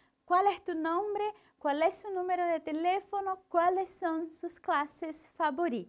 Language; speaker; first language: Spanish; non-native, fluent; Portuguese